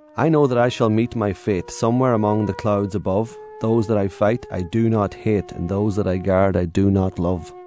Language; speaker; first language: English; native; English